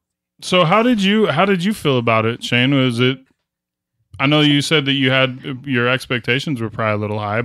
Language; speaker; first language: English; native; English